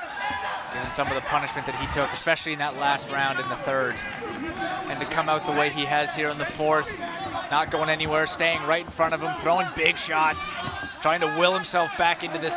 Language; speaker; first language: English; native; English